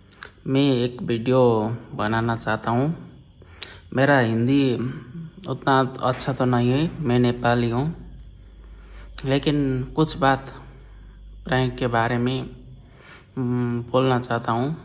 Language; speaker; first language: Hindi; non-native, learner; Nepali